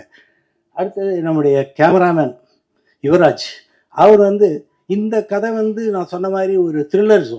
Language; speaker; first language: Tamil; native; Tamil